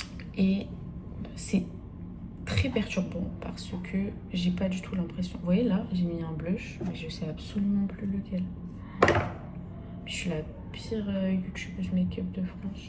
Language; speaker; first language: French; native; French